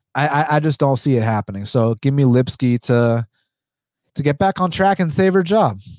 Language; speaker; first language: English; early bilingual, other home language; Spanish